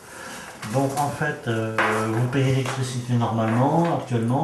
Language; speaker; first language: French; native; French